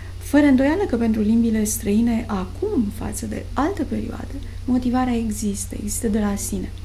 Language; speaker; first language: Romanian; native; Romanian